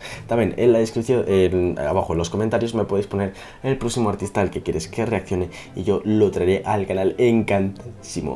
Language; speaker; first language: Spanish; native; Spanish